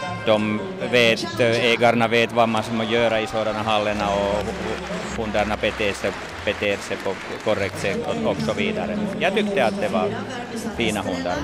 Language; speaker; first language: Swedish; non-native, fluent; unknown